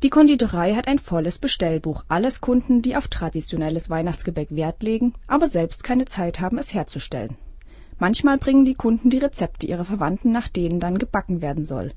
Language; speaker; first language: German; native; German